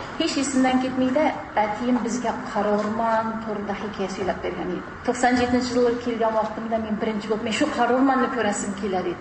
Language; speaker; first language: Tatar; early bilingual, heritage; Tatar